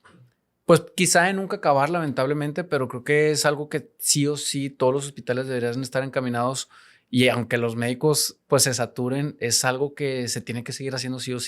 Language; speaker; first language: Spanish; native; Spanish